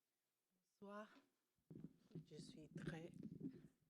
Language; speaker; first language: French; non-native, fluent; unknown